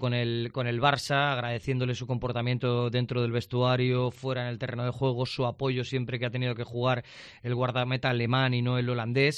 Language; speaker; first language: Spanish; native; Spanish